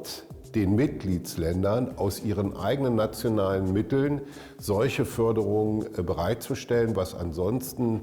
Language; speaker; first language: German; native; German